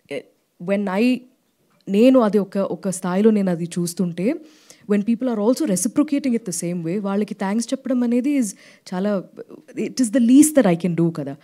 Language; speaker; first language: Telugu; non-native, fluent; Malayalam